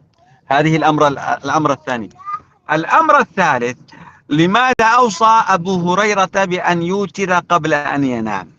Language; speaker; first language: Arabic; native; Arabic